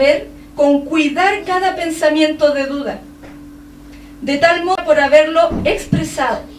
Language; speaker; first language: Spanish; native; Spanish